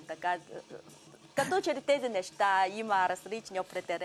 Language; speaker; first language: Bulgarian; non-native, fluent; Chinese